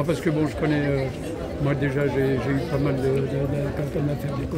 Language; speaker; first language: French; native; French